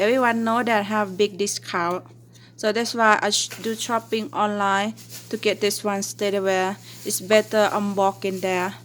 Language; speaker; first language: English; non-native, learner; Thai